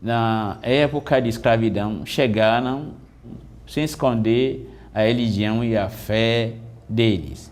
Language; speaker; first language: Portuguese; non-native, fluent; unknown